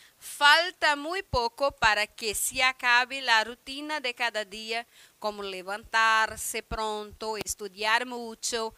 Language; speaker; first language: Spanish; non-native, fluent; Portuguese